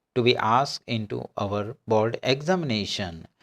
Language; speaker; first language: English; non-native, local second language; Gujarati